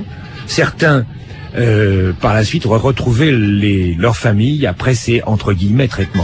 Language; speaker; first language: French; native; French